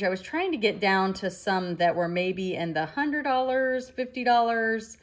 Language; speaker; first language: English; native; English